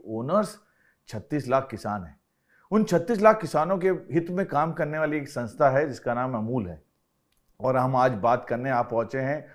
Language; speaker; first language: Hindi; native; Hindi